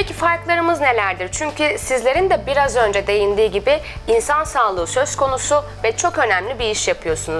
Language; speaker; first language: Turkish; native; Turkish